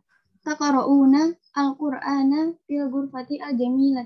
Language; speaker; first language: Arabic; non-native, learner; Indonesian